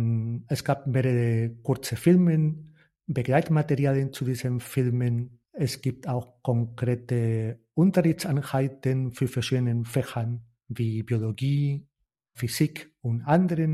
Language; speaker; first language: German; non-native, fluent; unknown